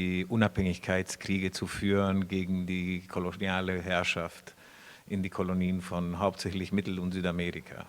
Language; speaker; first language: German; non-native, fluent; Spanish